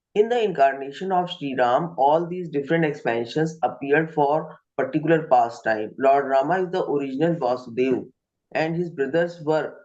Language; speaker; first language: English; non-native, local second language; Hindi